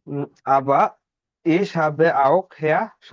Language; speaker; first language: German; non-native, learner; Bangla